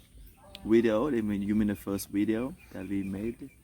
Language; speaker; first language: English; non-native, learner; Khmer